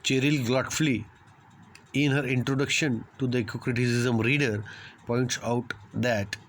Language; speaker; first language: English; non-native, local second language; Marathi